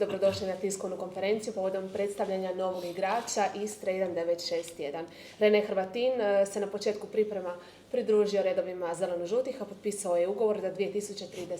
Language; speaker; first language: Croatian; native; Croatian